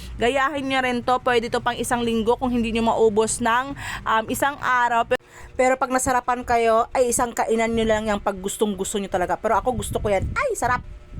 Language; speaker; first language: Filipino; non-native, local second language; Cebuano